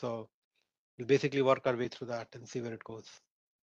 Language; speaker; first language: English; non-native, local second language; Hindi